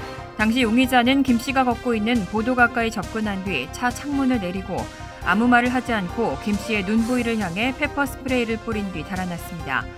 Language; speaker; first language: Korean; native; Korean